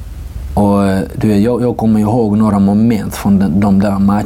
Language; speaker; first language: Swedish; non-native, fluent; Georgian